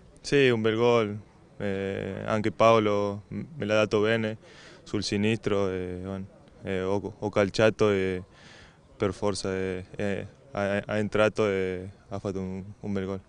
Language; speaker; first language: Italian; non-native, learner; Spanish